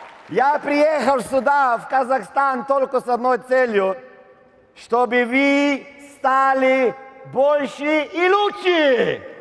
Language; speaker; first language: Russian; non-native, learner; Slovenian